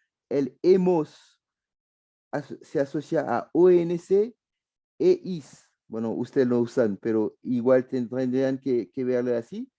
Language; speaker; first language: Spanish; non-native, fluent; French